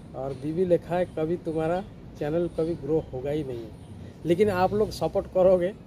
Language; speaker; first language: Hindi; non-native, local second language; Odia